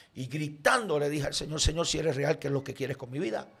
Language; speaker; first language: Spanish; native; Spanish